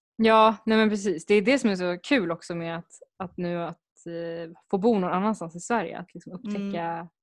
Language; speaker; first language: Swedish; native; Swedish